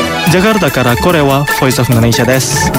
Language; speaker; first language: Japanese; non-native, fluent; Indonesian